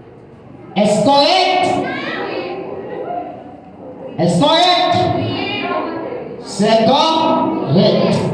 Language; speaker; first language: French; non-native, local second language; Haitian Creole